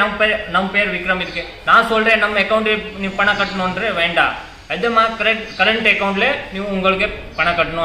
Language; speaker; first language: Tamil; non-native, learner; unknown